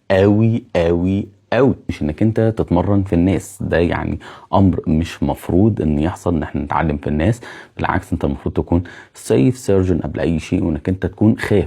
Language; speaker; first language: Arabic; native; Arabic